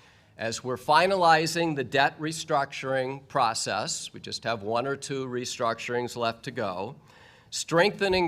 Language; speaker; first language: English; native; English